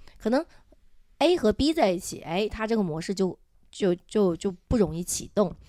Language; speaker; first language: Chinese; non-native, local second language; Min Nan Chinese